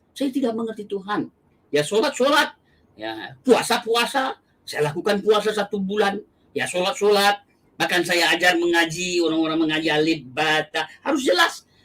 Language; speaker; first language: Indonesian; non-native, local second language; Achinese